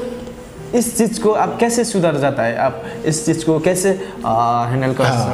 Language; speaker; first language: Hindi; non-native, learner; Nepali